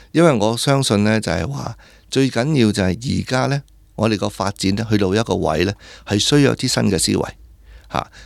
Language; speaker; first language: Cantonese; native; Cantonese